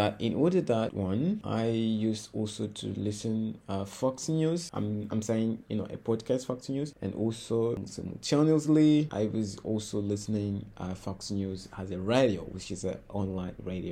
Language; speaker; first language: English; non-native, fluent; Portuguese